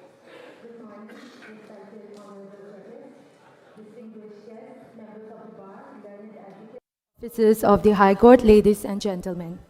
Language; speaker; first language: English; non-native, local second language; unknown